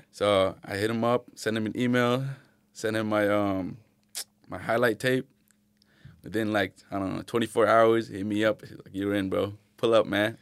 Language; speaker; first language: English; early bilingual, other home language; Arabic